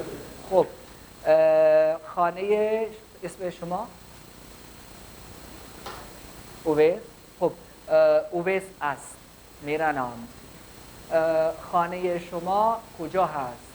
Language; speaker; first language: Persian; non-native, fluent; Urdu